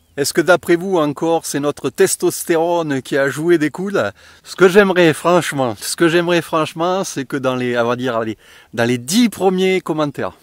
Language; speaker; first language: French; native; French